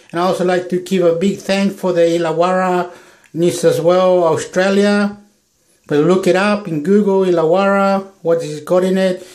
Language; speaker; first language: English; non-native, fluent; Spanish